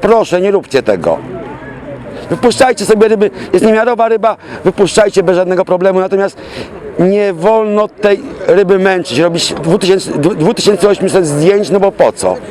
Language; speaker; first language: Polish; native; Polish